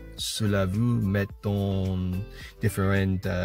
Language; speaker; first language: French; non-native, learner; English